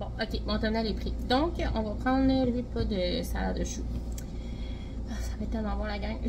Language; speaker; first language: French; native; French